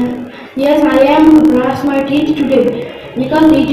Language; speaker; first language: English; non-native, learner; Bangla